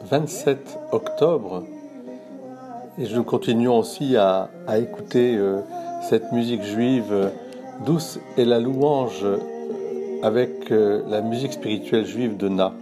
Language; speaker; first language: French; native; French